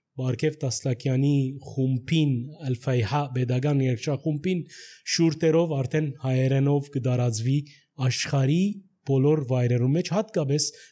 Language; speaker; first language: Armenian; early bilingual, heritage; Armenian